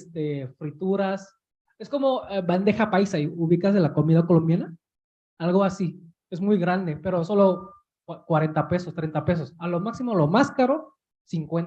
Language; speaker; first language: Spanish; early bilingual, heritage; Spanish